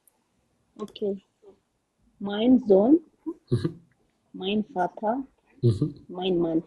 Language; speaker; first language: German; non-native, learner; Amharic